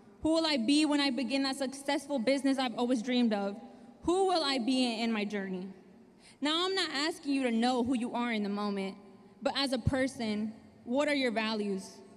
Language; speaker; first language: English; early bilingual, other home language; Spanish